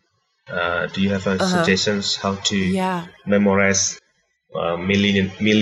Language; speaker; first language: English; non-native, learner; Indonesian